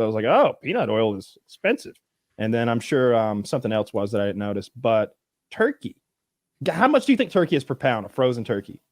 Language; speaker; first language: English; native; English